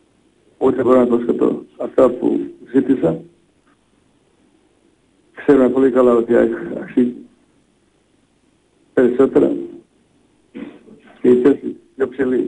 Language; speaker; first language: Greek; non-native, fluent; Bosnian